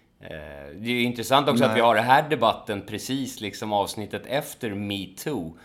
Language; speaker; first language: Swedish; native; Swedish